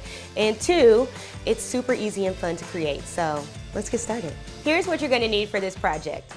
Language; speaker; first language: English; native; English